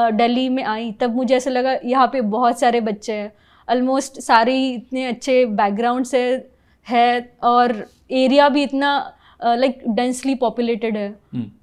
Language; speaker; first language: Hindi; non-native, local second language; Marathi